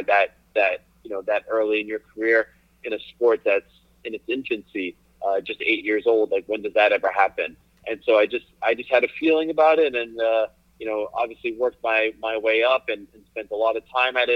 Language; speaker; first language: English; native; English